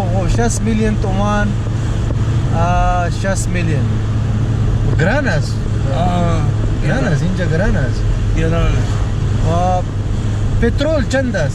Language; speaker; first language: Persian; non-native, learner; Urdu